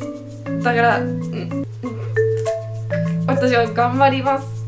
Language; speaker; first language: Japanese; non-native, learner; English